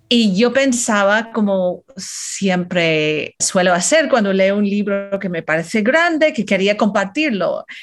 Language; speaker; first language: Spanish; non-native, fluent; English